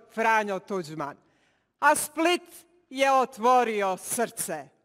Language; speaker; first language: Bosnian; native; Bosnian